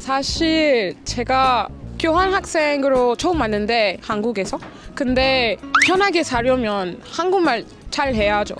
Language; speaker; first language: Korean; non-native, fluent; French